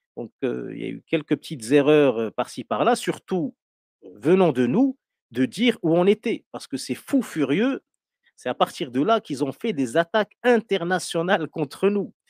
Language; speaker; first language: French; non-native, local second language; Arabic